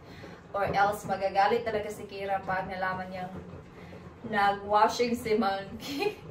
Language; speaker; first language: Filipino; native; Filipino